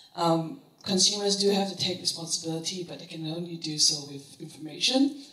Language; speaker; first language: English; native; English